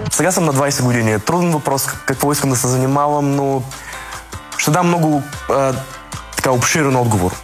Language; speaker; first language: Bulgarian; early bilingual, other home language; Russian